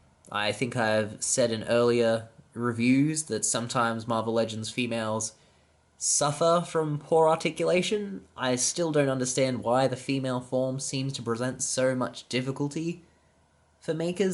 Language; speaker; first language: English; native; English